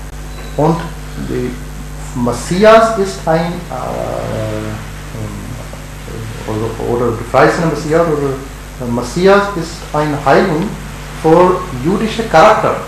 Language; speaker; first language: German; non-native, learner; Urdu